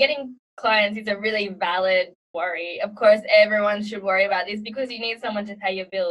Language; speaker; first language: English; native; English